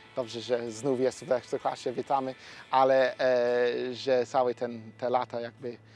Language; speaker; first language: Polish; non-native, fluent; English